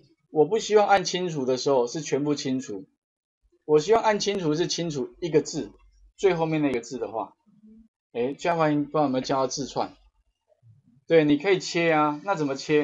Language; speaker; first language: Chinese; native; Chinese